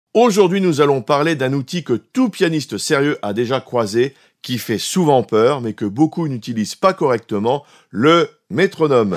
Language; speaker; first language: French; native; French